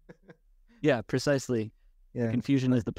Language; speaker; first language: English; native; English